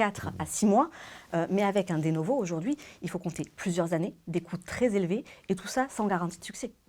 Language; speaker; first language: French; native; French